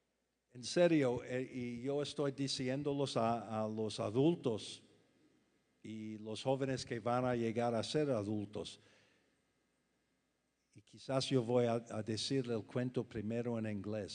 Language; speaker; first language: Spanish; non-native, fluent; English